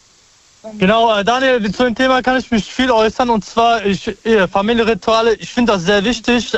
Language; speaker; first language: German; early bilingual, other home language; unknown